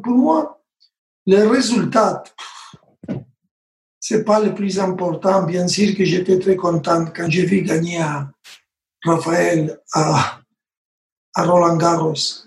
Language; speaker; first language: French; non-native, learner; Spanish